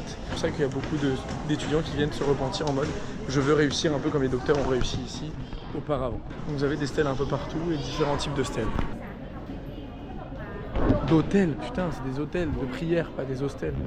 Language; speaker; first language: French; native; French